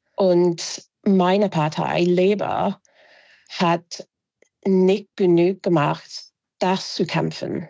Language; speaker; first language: German; non-native, fluent; English